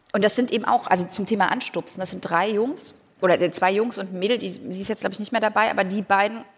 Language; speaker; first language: German; native; German